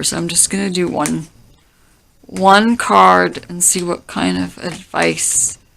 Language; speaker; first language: English; native; English